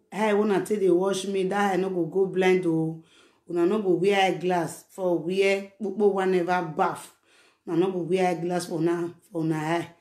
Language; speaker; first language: Nigerian Pidgin; non-native, local second language; Bini